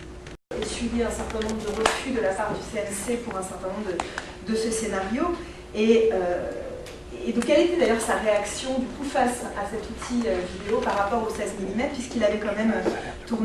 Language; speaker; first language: French; native; French